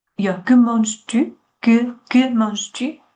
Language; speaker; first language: French; non-native, learner; Chinese